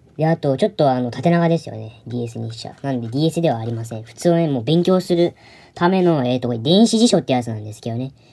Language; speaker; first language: Japanese; native; Japanese